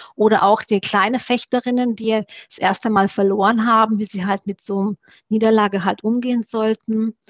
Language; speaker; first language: German; early bilingual, other home language; Romanian